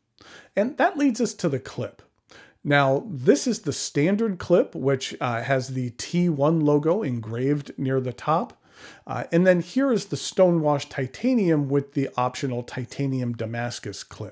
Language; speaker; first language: English; native; English